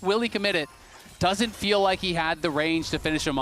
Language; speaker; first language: English; native; English